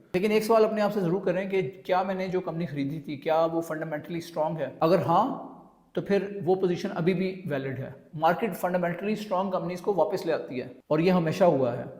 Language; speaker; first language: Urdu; native; Urdu